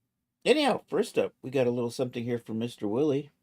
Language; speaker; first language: English; native; English